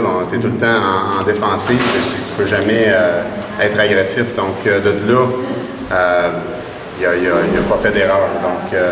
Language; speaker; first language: French; native; French